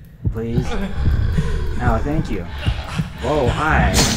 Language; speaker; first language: English; native; English